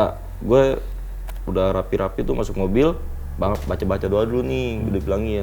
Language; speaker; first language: Indonesian; native; Indonesian